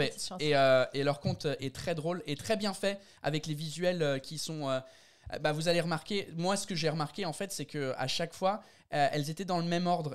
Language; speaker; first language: French; non-native, fluent; English